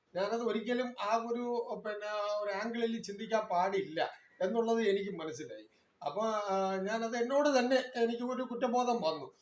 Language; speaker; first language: Malayalam; non-native, local second language; Tamil